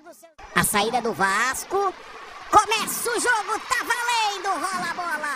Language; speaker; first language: Portuguese; native; Portuguese